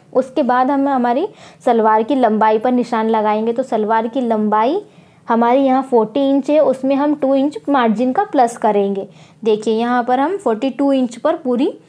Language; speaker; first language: Hindi; native; Hindi